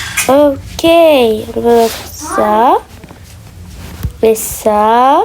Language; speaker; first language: French; native; French